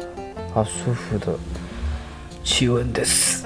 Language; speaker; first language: Chinese; non-native, learner; Japanese